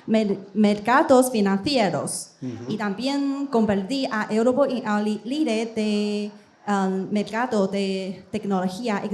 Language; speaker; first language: Spanish; non-native, learner; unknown